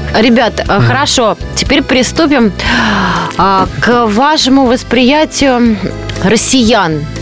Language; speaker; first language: Russian; native; Russian